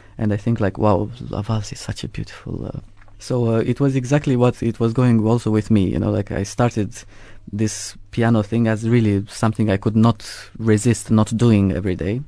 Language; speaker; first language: English; non-native, fluent; Romanian